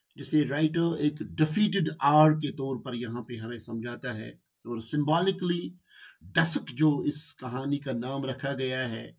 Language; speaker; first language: Urdu; non-native, local second language; Kashmiri